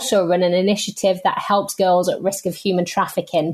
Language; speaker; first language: English; native; English